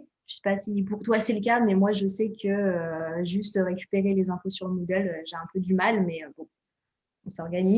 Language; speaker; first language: French; native; French